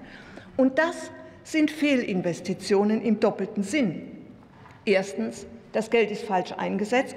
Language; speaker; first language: German; native; German